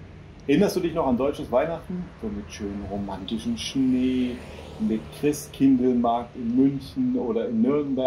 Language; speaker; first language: German; native; German